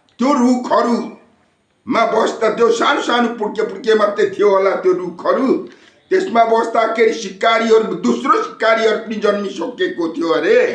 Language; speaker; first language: Nepali; non-native, local second language; Limburgish